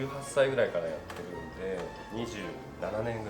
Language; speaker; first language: Japanese; native; Japanese